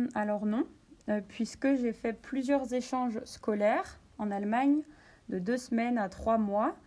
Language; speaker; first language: French; native; French